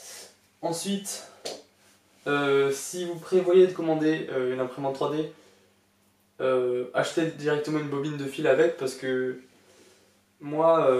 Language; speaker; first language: French; native; French